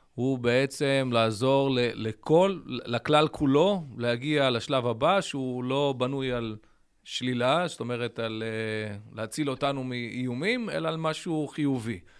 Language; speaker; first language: Hebrew; early bilingual, other home language; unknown